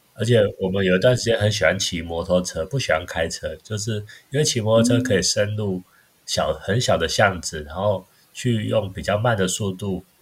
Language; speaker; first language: Chinese; native; Chinese